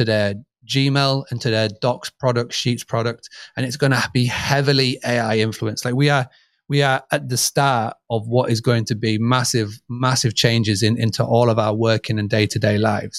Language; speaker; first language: English; native; English